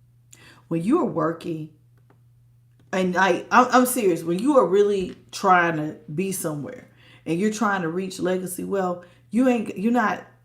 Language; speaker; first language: English; native; English